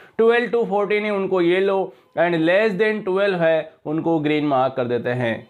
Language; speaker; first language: Hindi; native; Hindi